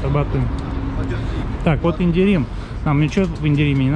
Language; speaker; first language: Russian; native; Russian